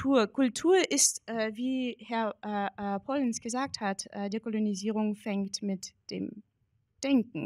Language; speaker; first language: German; non-native, fluent; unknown